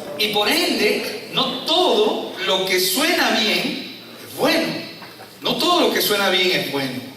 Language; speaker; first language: Spanish; native; Spanish